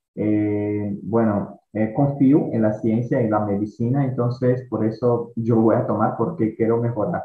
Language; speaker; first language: Spanish; non-native, fluent; Portuguese